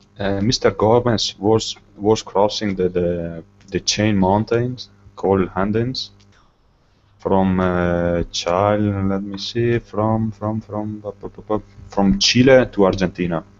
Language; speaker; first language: English; non-native, learner; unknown